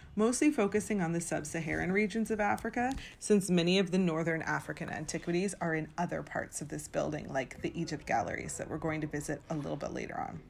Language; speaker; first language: English; native; English